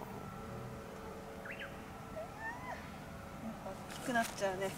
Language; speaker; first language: Japanese; native; Japanese